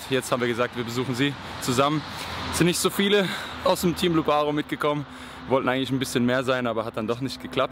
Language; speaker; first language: German; native; German